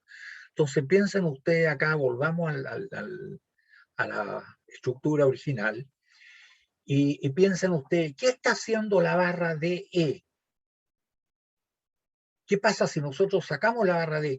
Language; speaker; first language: Spanish; native; Spanish